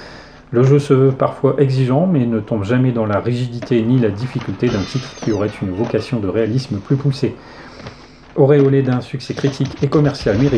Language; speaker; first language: French; native; French